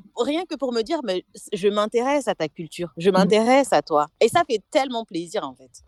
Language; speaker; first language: French; non-native, local second language; Malagasy